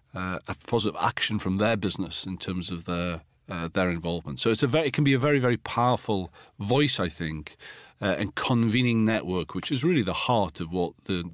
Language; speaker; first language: English; native; English